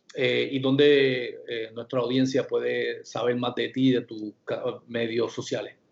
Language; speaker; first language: Spanish; native; Spanish